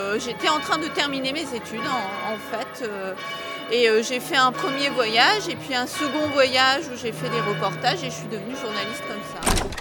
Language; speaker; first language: French; early bilingual, other home language; Armenian